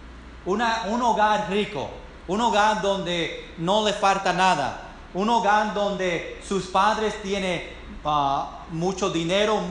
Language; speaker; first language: Spanish; non-native, fluent; English